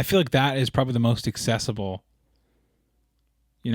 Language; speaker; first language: English; native; English